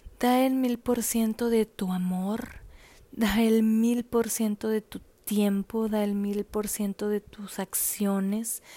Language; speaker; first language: Spanish; native; Spanish